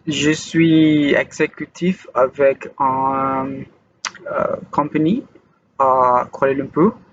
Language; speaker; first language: French; non-native, learner; Malay